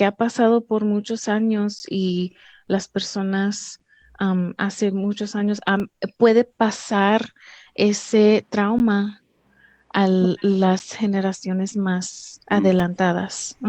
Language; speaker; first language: Spanish; early bilingual, heritage; English